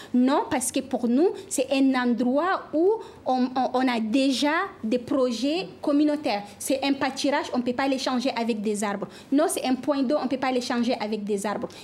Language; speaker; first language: French; non-native, local second language; Fula